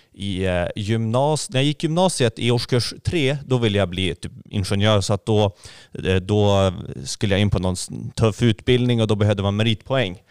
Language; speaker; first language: Swedish; native; Swedish